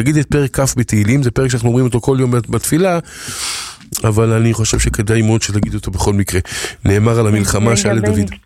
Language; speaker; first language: Hebrew; native; Hebrew